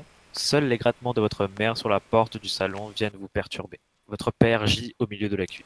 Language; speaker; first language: French; native; French